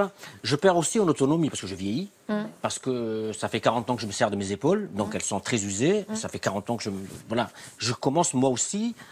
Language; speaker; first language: French; native; French